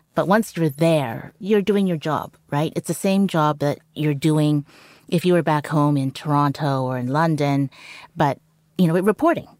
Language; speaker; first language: English; early bilingual, other home language; Cantonese